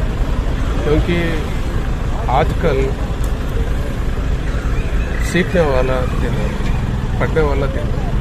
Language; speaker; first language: Hindi; non-native, local second language; Kannada